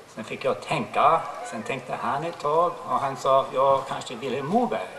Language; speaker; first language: Swedish; non-native, fluent; English